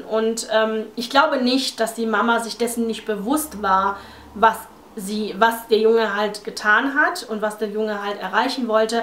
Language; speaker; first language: German; native; German